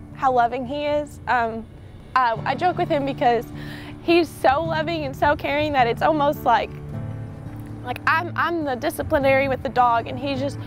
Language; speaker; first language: English; native; English